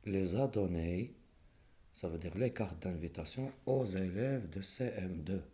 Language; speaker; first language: French; non-native, local second language; Arabic